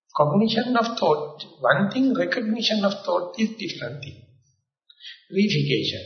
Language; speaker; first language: English; non-native, local second language; Sinhala